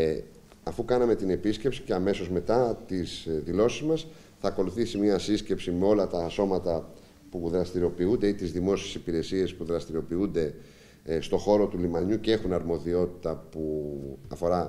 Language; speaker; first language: Greek; native; Greek